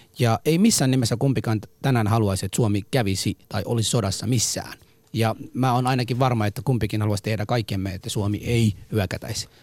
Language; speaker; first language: Finnish; non-native, fluent; Somali